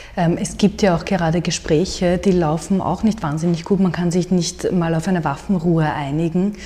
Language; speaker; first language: German; native; German